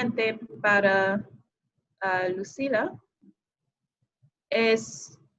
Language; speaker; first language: Spanish; non-native, fluent; English